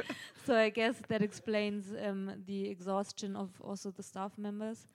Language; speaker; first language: English; non-native, fluent; German